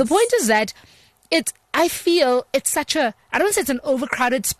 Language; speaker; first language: English; non-native, local second language; Xhosa